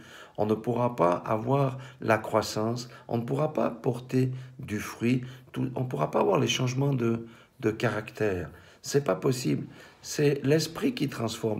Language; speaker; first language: French; native; French